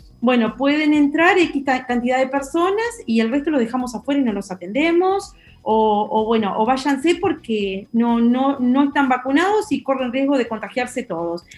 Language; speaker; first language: Spanish; native; Spanish